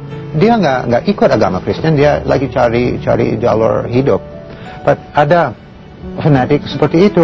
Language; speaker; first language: Indonesian; non-native, learner; English